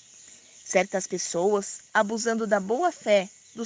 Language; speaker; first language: Portuguese; native; Portuguese